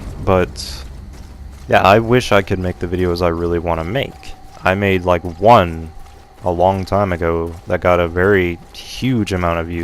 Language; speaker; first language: English; native; English